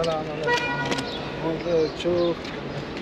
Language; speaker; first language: Turkish; non-native, learner; Arabic